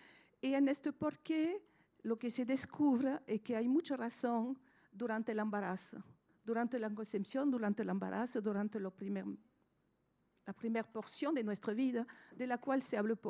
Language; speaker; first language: Spanish; non-native, fluent; French